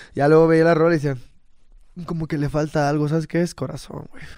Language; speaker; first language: Spanish; native; Spanish